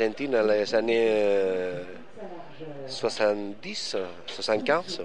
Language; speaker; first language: French; non-native, fluent; Spanish